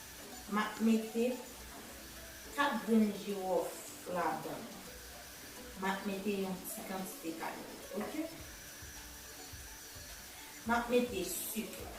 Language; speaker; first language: French; non-native, learner; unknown